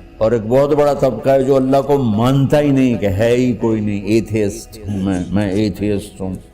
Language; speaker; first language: Urdu; non-native, local second language; Punjabi